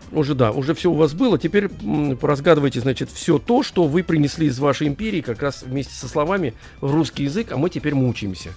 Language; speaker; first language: Russian; native; Russian